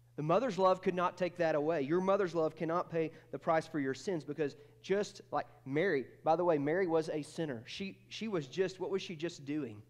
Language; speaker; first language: English; native; English